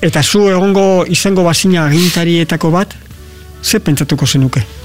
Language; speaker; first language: Basque; native; Basque